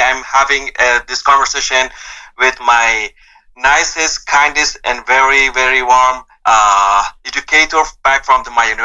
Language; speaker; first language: English; non-native, fluent; Persian